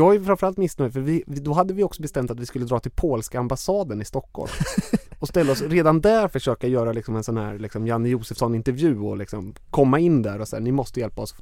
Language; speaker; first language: Swedish; native; Swedish